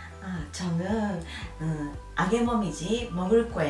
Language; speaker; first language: Korean; non-native, learner; Japanese